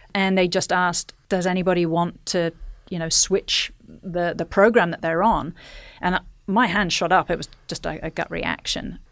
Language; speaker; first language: English; native; English